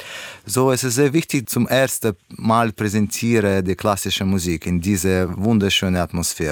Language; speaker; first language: German; non-native, learner; Russian